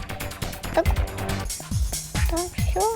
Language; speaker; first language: Russian; native; Russian